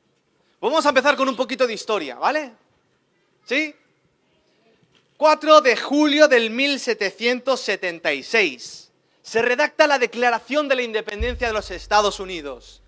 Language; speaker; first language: Spanish; native; Spanish